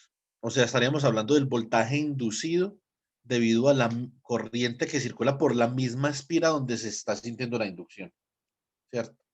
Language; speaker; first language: Spanish; native; Spanish